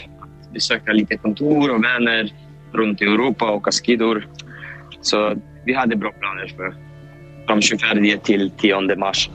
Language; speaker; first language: Swedish; non-native, fluent; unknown